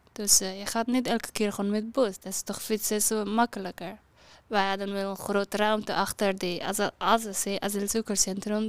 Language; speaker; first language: Dutch; non-native, learner; Persian